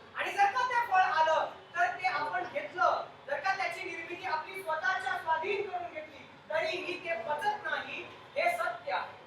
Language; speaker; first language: Marathi; non-native, local second language; Telugu